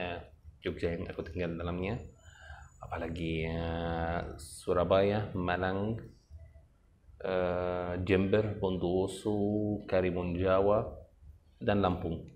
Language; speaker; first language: Indonesian; non-native, fluent; Arabic